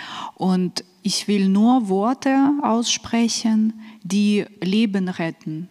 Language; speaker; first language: German; non-native, fluent; Ukrainian